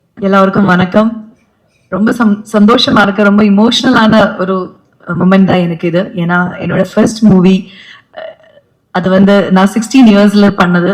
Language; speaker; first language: Tamil; non-native, fluent; Malayalam